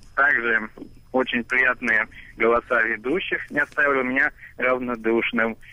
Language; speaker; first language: Russian; native; Russian